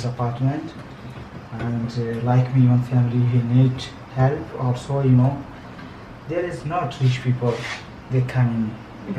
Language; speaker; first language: English; non-native, learner; Persian